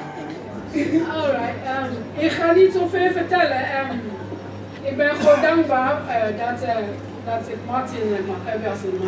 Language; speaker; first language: Dutch; non-native, fluent; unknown